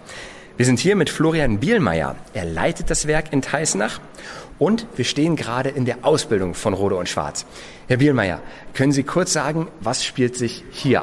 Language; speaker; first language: German; native; German